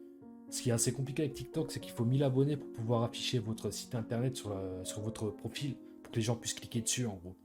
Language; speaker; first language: French; native; French